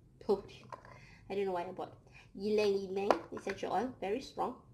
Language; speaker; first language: English; non-native, local second language; Malay